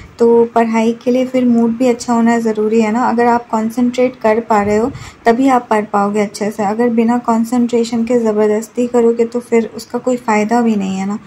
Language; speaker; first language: Hindi; native; Hindi